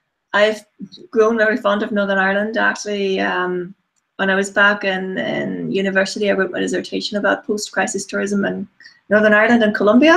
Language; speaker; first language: English; non-native, fluent; German